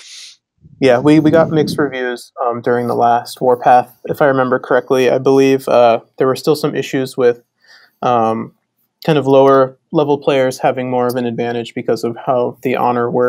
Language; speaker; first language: English; native; English